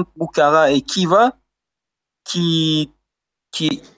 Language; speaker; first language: French; non-native, fluent; Uzbek